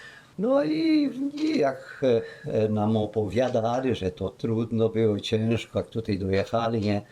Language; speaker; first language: Polish; early bilingual, heritage; Polish